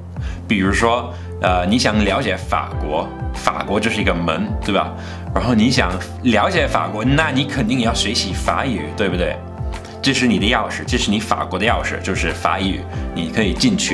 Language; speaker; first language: Chinese; non-native, fluent; English